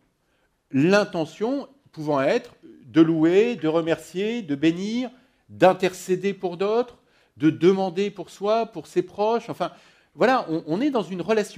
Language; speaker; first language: French; native; French